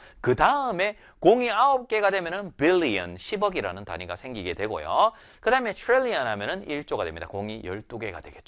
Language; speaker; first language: Korean; native; Korean